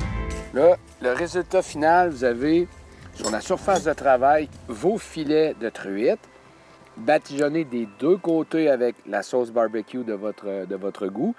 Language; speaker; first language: French; native; French